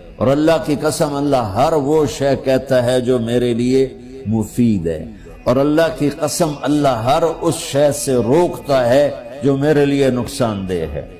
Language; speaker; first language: Urdu; non-native, local second language; Punjabi